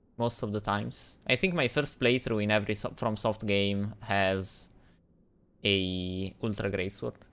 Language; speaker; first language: English; non-native, fluent; Italian